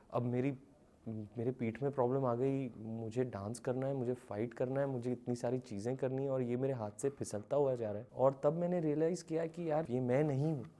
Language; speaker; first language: Hindi; native; Hindi